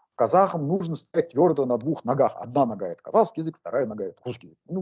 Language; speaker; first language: Russian; non-native, local second language; Kazakh